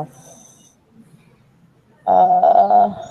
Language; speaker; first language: English; non-native, learner; Spanish